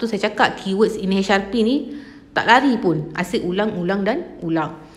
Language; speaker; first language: Malay; native; Malay